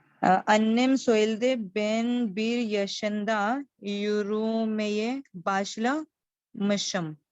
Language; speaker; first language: Turkish; non-native, learner; Urdu